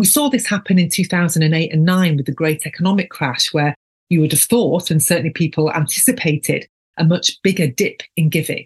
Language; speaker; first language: English; native; English